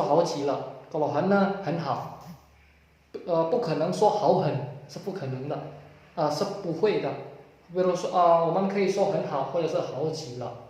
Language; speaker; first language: Chinese; non-native, fluent; Indonesian